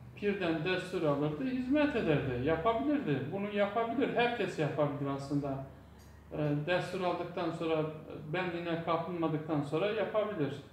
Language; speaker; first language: Turkish; non-native, local second language; Zaza